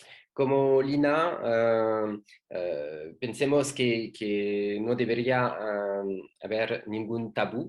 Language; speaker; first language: Spanish; non-native, learner; French